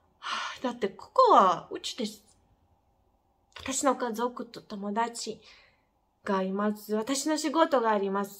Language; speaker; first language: Japanese; non-native, fluent; Ukrainian